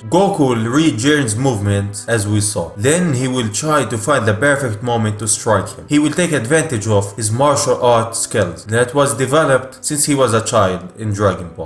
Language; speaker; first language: English; non-native, fluent; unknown